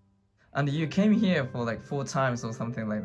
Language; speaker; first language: English; non-native, learner; Japanese